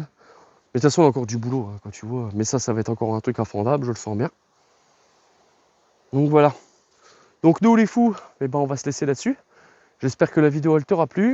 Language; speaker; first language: French; native; French